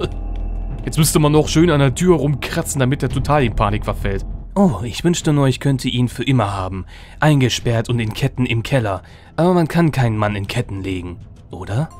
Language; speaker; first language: German; native; German